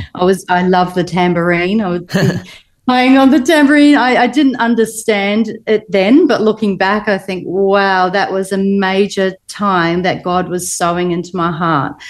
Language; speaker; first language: English; native; English